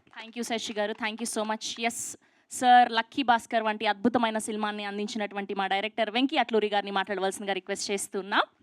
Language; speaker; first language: Telugu; native; Telugu